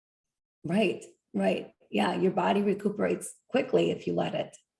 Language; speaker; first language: English; native; English